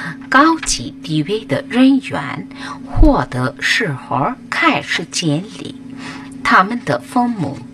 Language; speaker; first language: Chinese; non-native, fluent; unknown